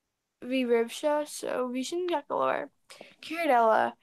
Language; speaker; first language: Irish; non-native, learner; English